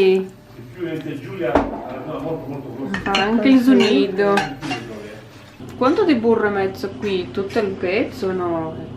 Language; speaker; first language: Italian; non-native, learner; Portuguese